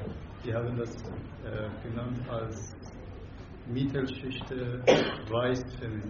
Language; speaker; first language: German; non-native, fluent; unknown